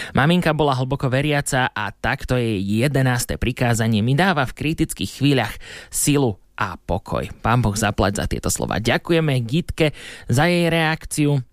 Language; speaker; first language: Slovak; native; Slovak